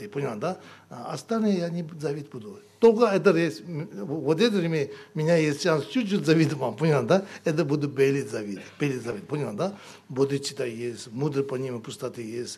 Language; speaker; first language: Russian; non-native, learner; Tibetan